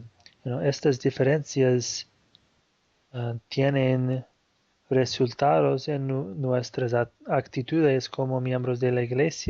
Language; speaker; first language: Spanish; non-native, fluent; Portuguese